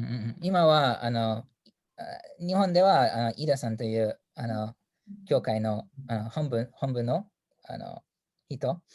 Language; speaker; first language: Japanese; non-native, fluent; English